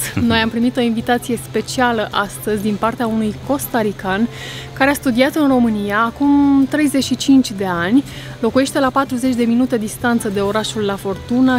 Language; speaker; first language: Romanian; native; Romanian